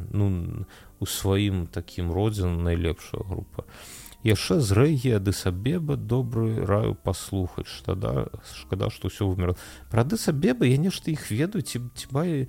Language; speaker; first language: Belarusian; non-native, local second language; Russian